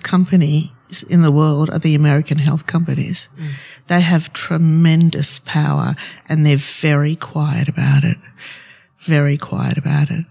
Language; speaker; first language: English; non-native, local second language; Arabic